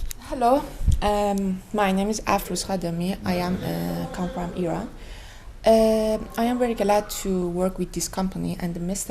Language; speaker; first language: English; non-native, learner; Persian